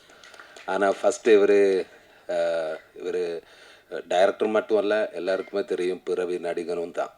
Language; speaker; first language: Tamil; non-native, learner; Malayalam